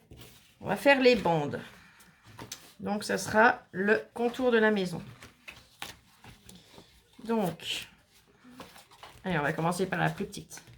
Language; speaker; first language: French; native; French